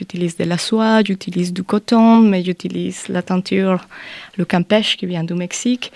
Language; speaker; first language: French; non-native, fluent; Spanish